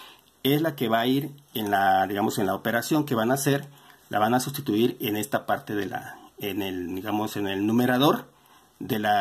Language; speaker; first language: Spanish; native; Spanish